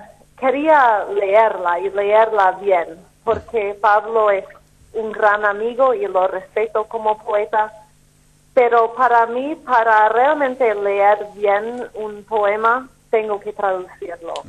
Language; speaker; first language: Spanish; non-native, fluent; English